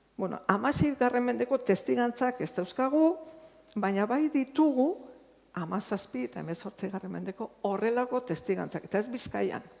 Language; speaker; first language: Basque; native; Basque